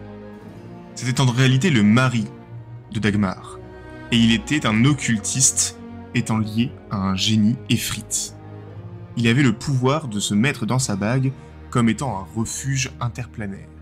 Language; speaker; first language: French; native; French